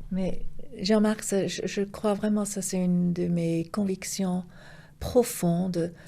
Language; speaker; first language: French; non-native, fluent; German